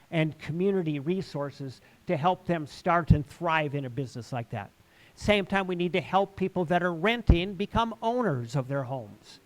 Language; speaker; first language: English; native; English